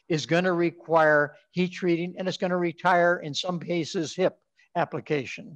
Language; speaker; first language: English; native; English